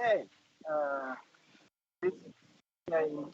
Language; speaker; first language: English; non-native, learner; Japanese